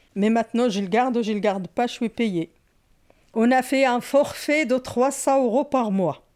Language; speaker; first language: French; non-native, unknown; Arabic